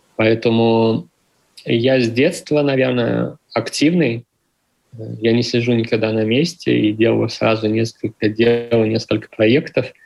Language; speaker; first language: Russian; native; Russian